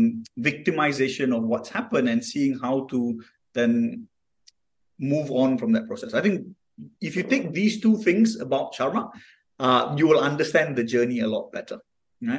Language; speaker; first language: English; non-native, local second language; Tamil